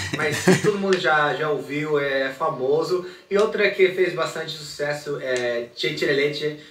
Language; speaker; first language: Portuguese; non-native, fluent; English